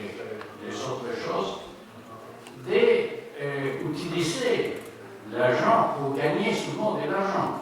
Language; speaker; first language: French; non-native, learner; Spanish